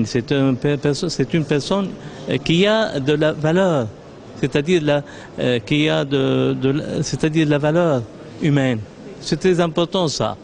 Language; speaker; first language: French; non-native, local second language; Arabic